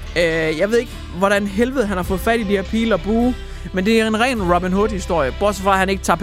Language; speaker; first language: Danish; native; Danish